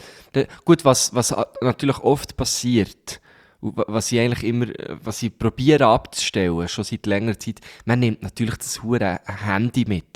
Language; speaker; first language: German; native; German